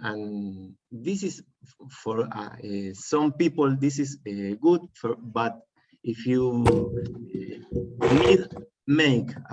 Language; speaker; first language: English; non-native, learner; Spanish